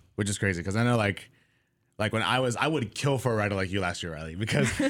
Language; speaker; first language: English; native; English